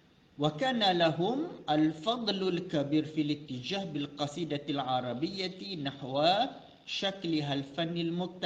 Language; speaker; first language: Arabic; non-native, fluent; Malay